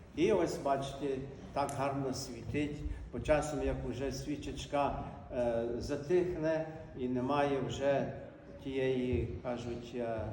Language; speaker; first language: Ukrainian; native; Ukrainian